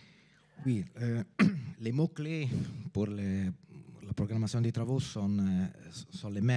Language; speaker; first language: French; non-native, fluent; Italian